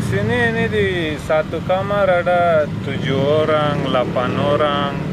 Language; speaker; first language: Indonesian; non-native, learner; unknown